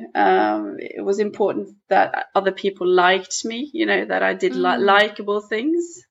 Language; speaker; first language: English; non-native, fluent; Norwegian